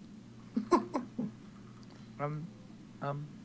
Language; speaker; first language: English; native; English